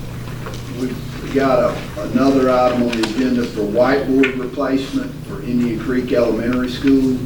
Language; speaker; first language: English; native; English